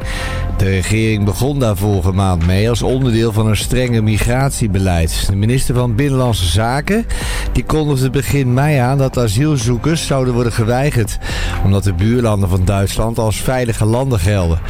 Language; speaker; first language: Dutch; native; Dutch